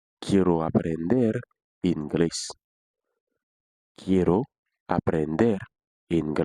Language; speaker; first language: Spanish; non-native, fluent; Haitian Creole